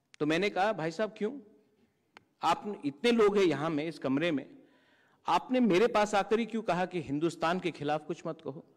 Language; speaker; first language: Hindi; non-native, local second language; Kok Borok